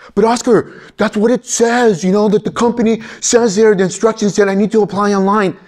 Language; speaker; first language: English; early bilingual, other home language; Spanish